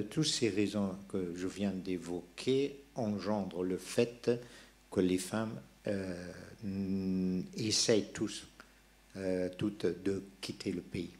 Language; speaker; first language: French; non-native, local second language; Persian